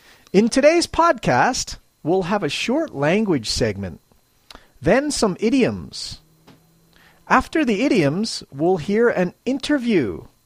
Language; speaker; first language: English; native; English